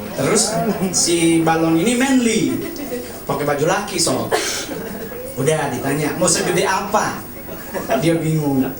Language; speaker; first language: Indonesian; native; Indonesian